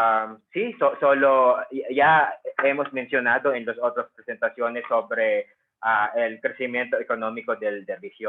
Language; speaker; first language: Spanish; non-native, fluent; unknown